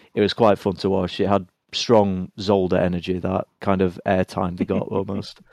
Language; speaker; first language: English; native; English